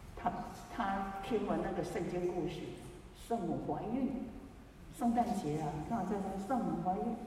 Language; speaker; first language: Chinese; native; Chinese